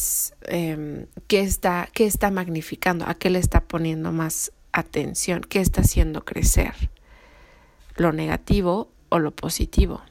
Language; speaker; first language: Spanish; native; Spanish